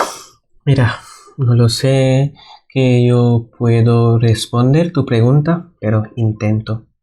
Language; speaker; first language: Spanish; non-native, fluent; Bangla